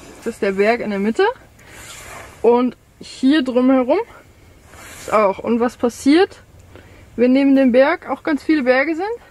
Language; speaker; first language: German; non-native, fluent; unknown